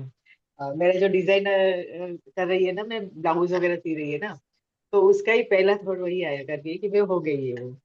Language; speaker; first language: Hindi; non-native, local second language; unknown